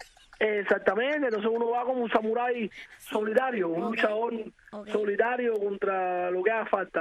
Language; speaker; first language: Spanish; native; Spanish